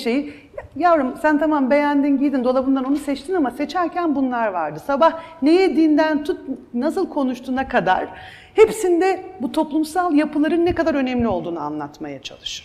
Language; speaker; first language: Turkish; native; Turkish